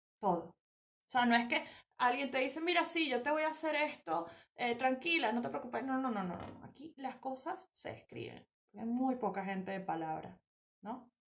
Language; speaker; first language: Spanish; native; Spanish